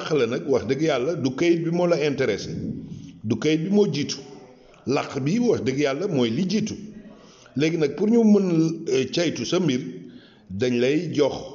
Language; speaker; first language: Wolof; native; Wolof